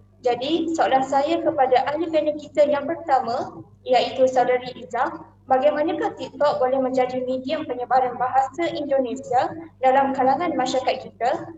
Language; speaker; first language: Malay; native; Malay